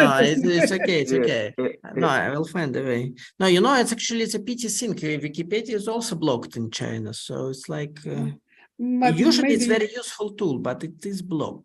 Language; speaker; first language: English; non-native, fluent; Russian